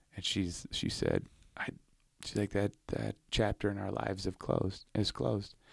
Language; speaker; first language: English; native; English